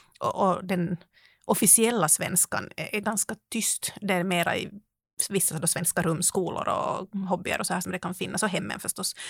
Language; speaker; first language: Swedish; native; Swedish